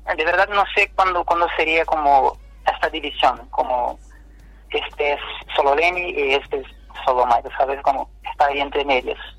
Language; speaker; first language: Spanish; non-native, fluent; Portuguese